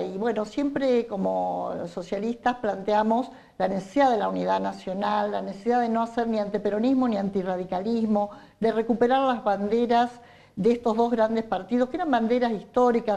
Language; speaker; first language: Spanish; native; Spanish